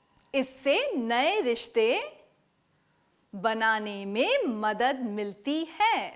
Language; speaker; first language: Hindi; native; Hindi